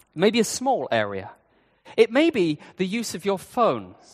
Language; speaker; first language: English; native; English